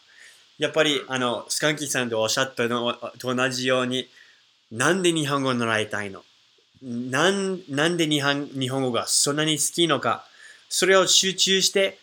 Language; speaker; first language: Japanese; non-native, fluent; English